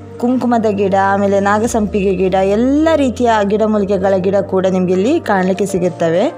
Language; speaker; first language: Kannada; non-native, local second language; Tulu